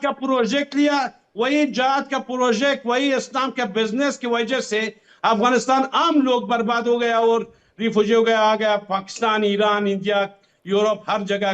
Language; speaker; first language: Hindi; non-native, fluent; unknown